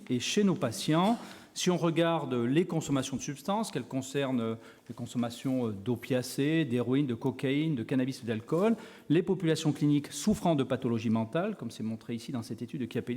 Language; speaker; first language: French; native; French